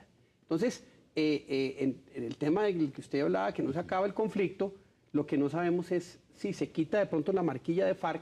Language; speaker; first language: Spanish; native; Spanish